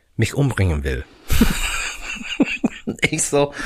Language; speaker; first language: German; non-native, fluent; English